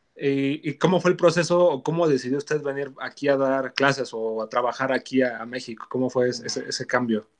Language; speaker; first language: Spanish; native; Spanish